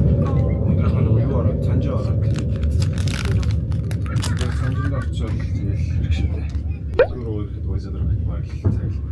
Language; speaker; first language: Korean; non-native, fluent; Mongolian